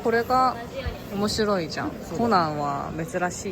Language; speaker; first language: Japanese; non-native, fluent; Korean